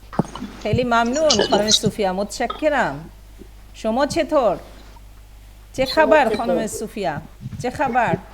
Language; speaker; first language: Persian; non-native, fluent; Bangla